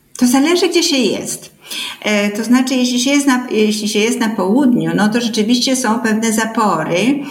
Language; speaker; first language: Polish; native; Polish